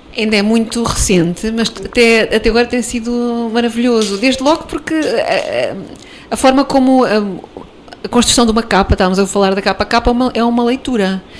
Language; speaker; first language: Portuguese; native; Portuguese